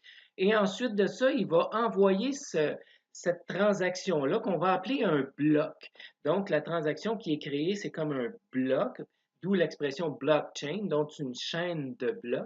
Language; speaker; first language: French; native; French